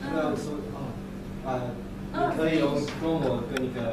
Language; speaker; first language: Chinese; non-native, learner; English